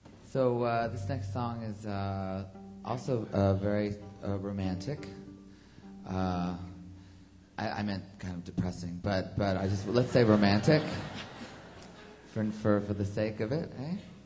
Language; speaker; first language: English; early bilingual, other home language; French